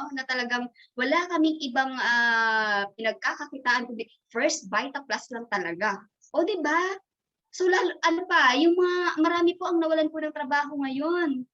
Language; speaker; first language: Filipino; non-native, local second language; Masbatenyo